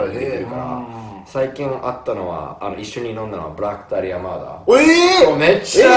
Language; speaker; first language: Japanese; non-native, fluent; English